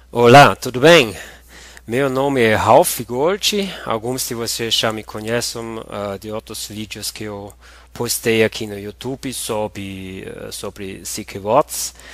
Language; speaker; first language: Portuguese; non-native, fluent; German